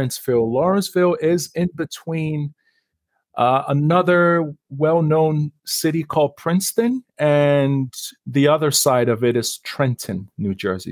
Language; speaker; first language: English; non-native, local second language; Yoruba